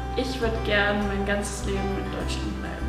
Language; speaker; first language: German; early bilingual, other home language; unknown